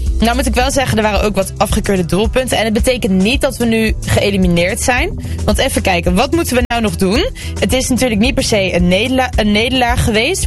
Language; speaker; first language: Dutch; early bilingual, other home language; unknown